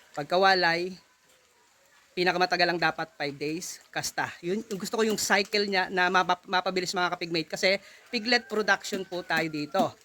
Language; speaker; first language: Filipino; non-native, local second language; Iloko